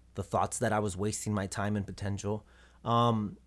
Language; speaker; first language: English; native; English